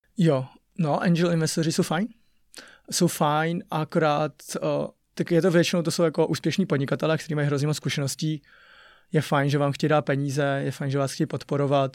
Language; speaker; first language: Czech; early bilingual, other home language; Chinese